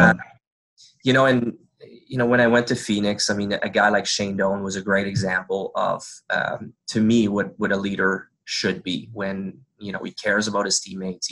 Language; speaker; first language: English; non-native, fluent; French